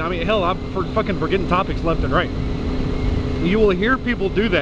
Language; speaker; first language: English; native; English